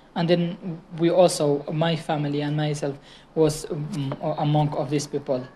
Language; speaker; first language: English; non-native, fluent; Kurdish